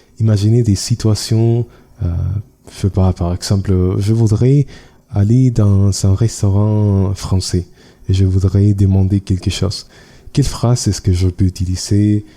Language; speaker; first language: French; non-native, learner; Spanish